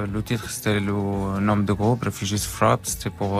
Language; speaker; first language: French; non-native, fluent; Arabic